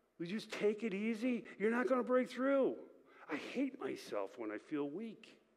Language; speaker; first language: English; native; English